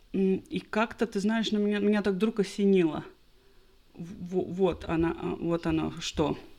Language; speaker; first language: Russian; non-native, local second language; Latvian